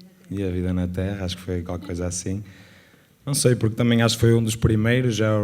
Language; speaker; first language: Portuguese; native; Portuguese